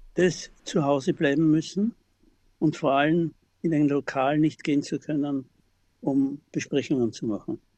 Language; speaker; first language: German; native; German